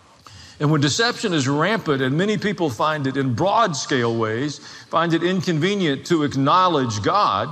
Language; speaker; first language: English; native; English